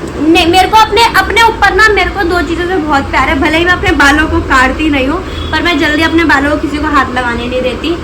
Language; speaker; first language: Hindi; non-native, local second language; Maithili